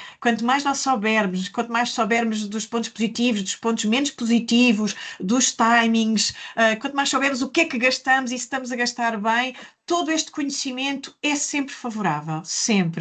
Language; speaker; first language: Portuguese; native; Portuguese